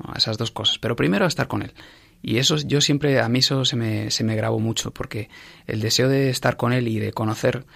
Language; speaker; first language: Spanish; native; Spanish